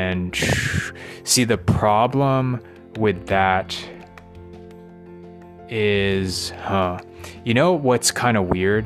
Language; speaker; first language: English; native; English